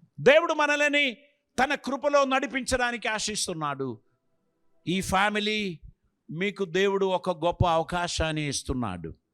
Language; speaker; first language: Telugu; non-native, fluent; Malayalam